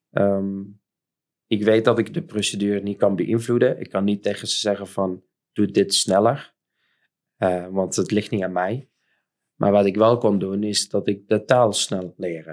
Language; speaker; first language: Dutch; non-native, fluent; Arabic